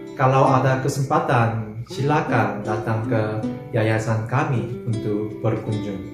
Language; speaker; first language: Indonesian; non-native, fluent; Korean